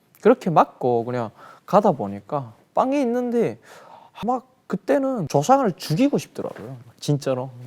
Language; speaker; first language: Korean; native; Korean